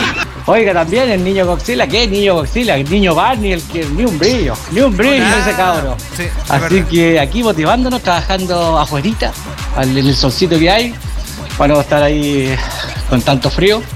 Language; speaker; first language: Spanish; native; Spanish